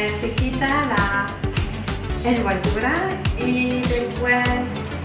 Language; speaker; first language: Spanish; non-native, learner; German